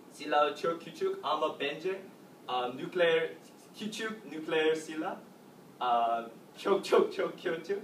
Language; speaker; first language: Turkish; non-native, learner; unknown